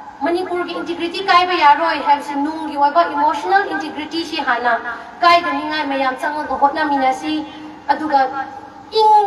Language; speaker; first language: Manipuri; non-native, local second language; Tangkhul Naga (India)